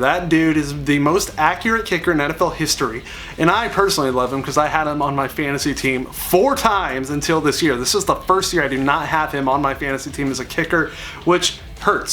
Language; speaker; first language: English; native; English